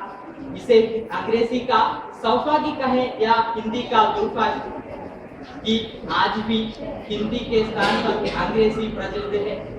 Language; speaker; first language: Hindi; non-native, local second language; Malayalam